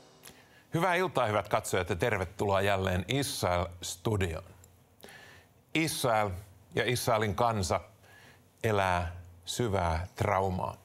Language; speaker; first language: Finnish; native; Finnish